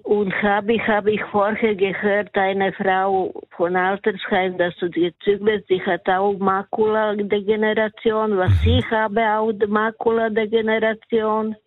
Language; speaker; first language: German; non-native, learner; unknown